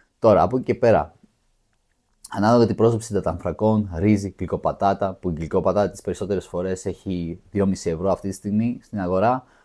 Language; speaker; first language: Greek; native; Greek